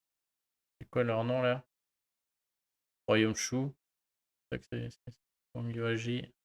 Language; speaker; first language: French; native; French